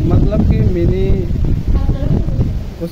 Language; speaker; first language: Hindi; non-native, local second language; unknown